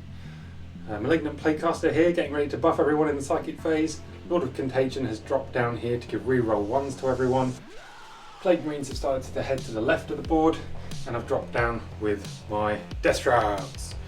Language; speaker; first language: English; native; English